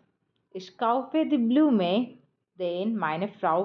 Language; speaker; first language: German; non-native, learner; Malayalam